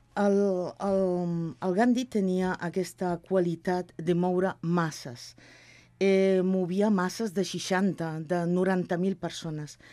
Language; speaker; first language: Catalan; non-native, local second language; Spanish